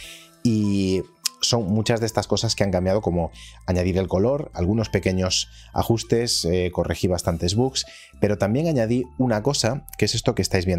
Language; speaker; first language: Spanish; native; Spanish